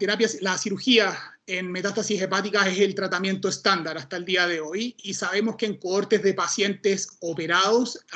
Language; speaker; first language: Spanish; native; Spanish